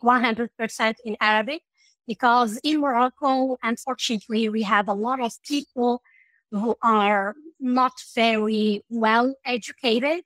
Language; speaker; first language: English; non-native, fluent; Arabic